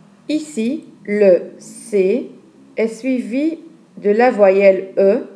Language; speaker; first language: French; non-native, fluent; Dutch